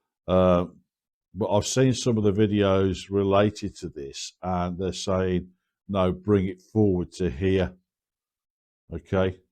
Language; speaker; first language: English; native; English